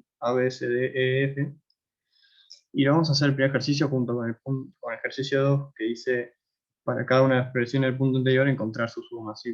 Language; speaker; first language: Spanish; native; Spanish